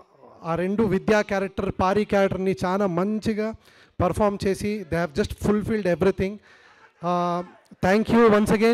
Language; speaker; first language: Telugu; non-native, learner; Kannada